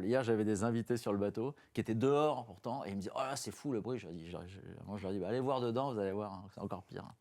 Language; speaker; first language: French; native; French